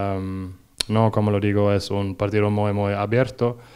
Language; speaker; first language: Spanish; non-native, learner; Norwegian